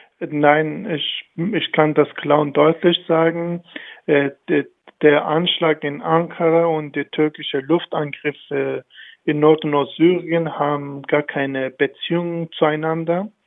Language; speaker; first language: German; non-native, fluent; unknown